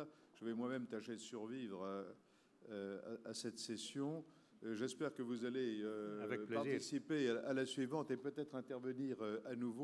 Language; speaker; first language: French; native; French